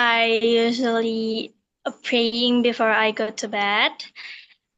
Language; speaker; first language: English; non-native, learner; Indonesian